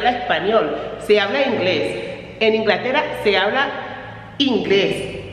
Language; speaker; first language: Spanish; non-native, fluent; English